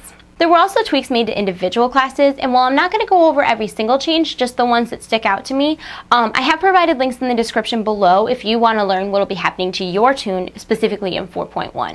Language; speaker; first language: English; native; English